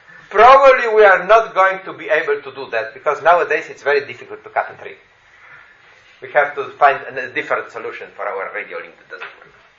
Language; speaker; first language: English; non-native, fluent; Slovenian